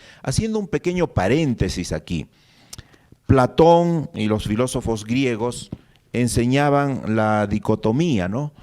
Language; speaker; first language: Spanish; native; Spanish